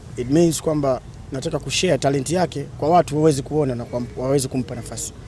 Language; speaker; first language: Swahili; native; Swahili